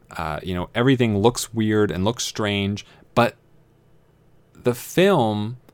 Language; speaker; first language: English; native; English